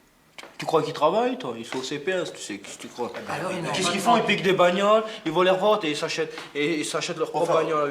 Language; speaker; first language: French; native; French